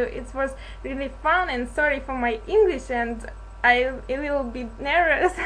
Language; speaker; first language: English; non-native, learner; Russian